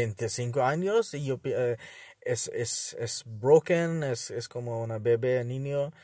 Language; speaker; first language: Spanish; non-native, learner; Bangla